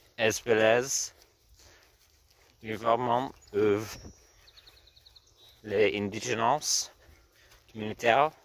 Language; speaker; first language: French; non-native, learner; English